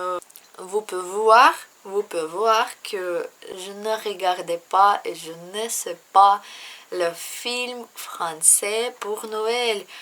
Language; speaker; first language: French; non-native, learner; Russian